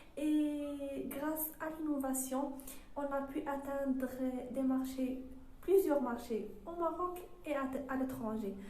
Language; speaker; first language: French; non-native, local second language; Arabic